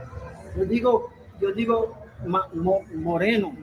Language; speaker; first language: Spanish; non-native, learner; English